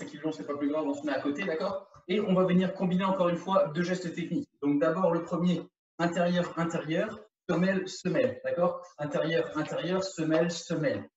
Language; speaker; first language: French; native; French